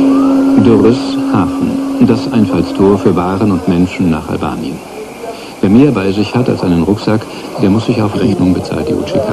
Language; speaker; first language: German; native; German